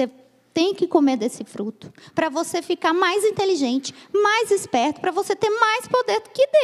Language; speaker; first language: Portuguese; native; Portuguese